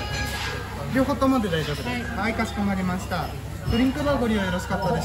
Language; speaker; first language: Japanese; native; Japanese